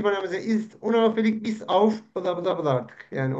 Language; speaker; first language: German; non-native, learner; Turkish